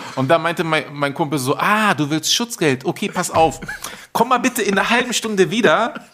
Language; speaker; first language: German; native; German